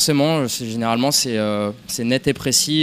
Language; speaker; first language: French; native; French